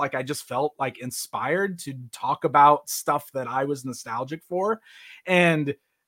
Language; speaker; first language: English; native; English